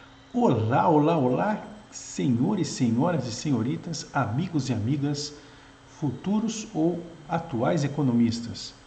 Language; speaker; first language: Portuguese; native; Portuguese